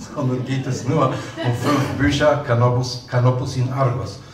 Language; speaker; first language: German; non-native, fluent; Polish